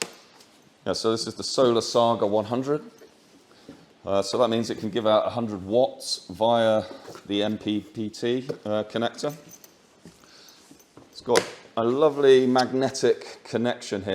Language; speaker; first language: English; native; English